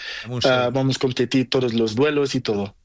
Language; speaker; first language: Spanish; non-native, learner; Portuguese